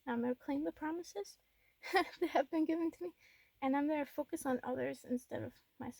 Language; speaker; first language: English; native; English